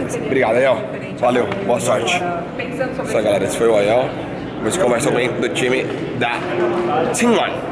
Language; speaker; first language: Portuguese; native; Portuguese